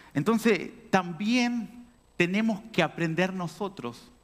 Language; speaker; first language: Spanish; native; Spanish